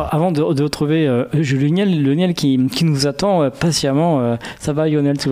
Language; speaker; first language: French; native; French